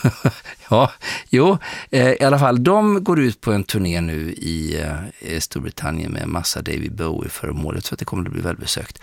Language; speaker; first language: Swedish; native; Swedish